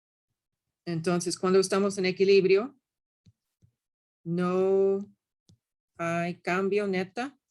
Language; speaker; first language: Spanish; non-native, fluent; English